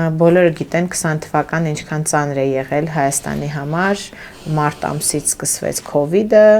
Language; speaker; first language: Armenian; early bilingual, heritage; Armenian